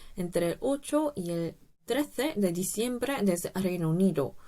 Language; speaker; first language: Spanish; non-native, fluent; Korean